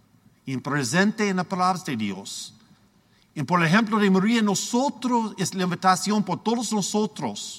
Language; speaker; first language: Spanish; non-native, learner; English